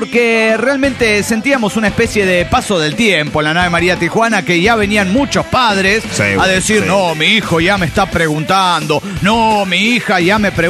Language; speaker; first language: Spanish; native; Spanish